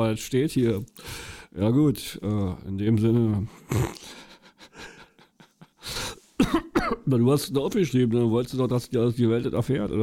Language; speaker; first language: German; native; German